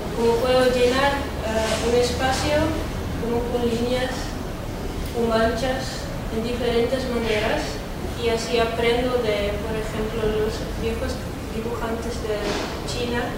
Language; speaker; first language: Spanish; non-native, fluent; Dutch